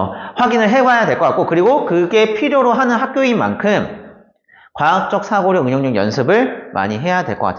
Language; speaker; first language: Korean; native; Korean